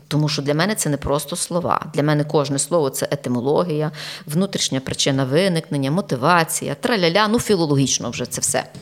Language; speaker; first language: Ukrainian; native; Ukrainian